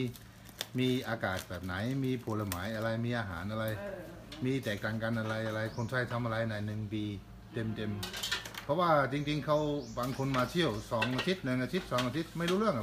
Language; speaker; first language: Thai; non-native, fluent; Danish